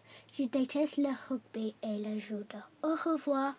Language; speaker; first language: French; non-native, learner; English